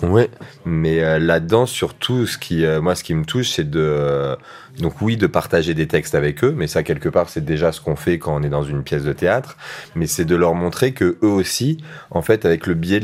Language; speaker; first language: French; native; French